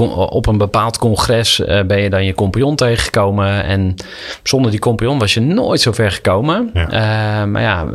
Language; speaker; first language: Dutch; native; Dutch